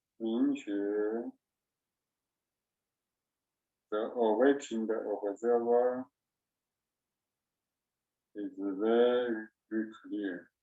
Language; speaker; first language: English; non-native, learner; Chinese